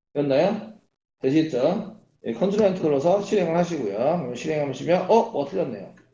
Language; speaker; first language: Korean; native; Korean